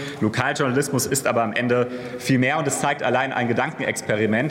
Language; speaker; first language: German; native; German